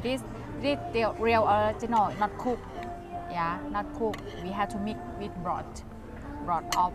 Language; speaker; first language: English; non-native, learner; Thai